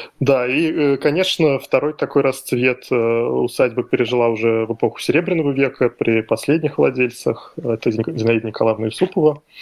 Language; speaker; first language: Russian; native; Russian